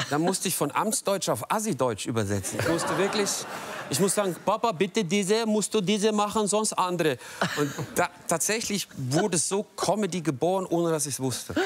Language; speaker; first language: German; native; German